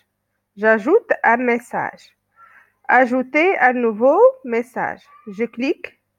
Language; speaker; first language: French; non-native, local second language; Arabic